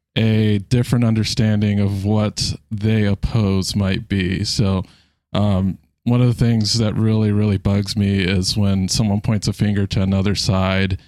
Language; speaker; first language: English; native; English